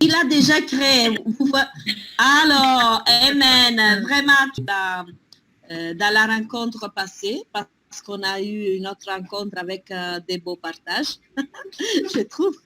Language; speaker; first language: French; non-native, fluent; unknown